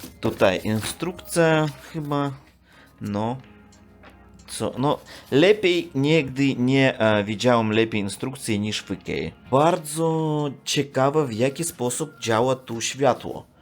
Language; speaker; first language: Polish; non-native, learner; Russian